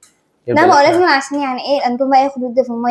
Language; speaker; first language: Arabic; native; Arabic